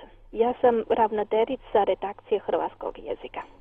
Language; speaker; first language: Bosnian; non-native, learner; Chinese